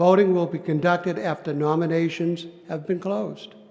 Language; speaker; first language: English; native; English